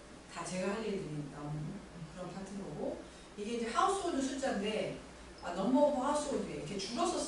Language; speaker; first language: Korean; native; Korean